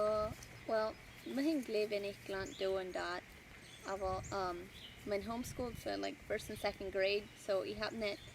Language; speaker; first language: German; early bilingual, heritage; Pennsylvania German